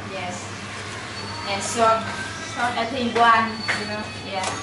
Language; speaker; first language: English; non-native, learner; Vietnamese